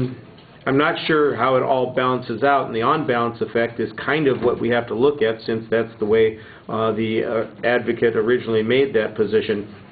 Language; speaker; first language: English; native; English